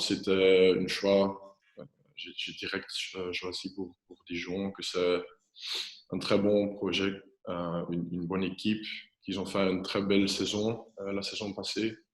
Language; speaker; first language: French; non-native, local second language; Dutch